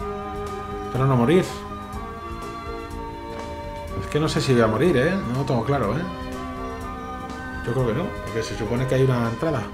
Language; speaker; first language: Spanish; native; Spanish